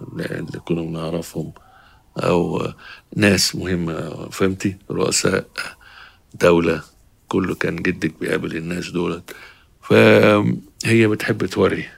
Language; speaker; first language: Arabic; native; Arabic